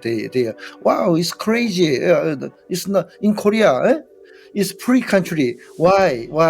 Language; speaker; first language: English; non-native, learner; Korean